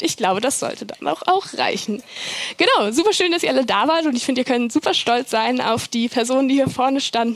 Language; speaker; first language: German; native; German